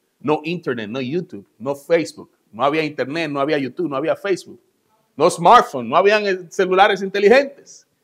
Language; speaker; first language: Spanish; native; Spanish